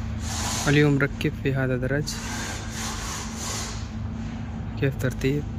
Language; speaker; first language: Arabic; non-native, learner; Hindi